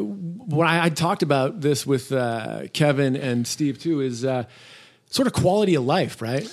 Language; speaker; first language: English; native; English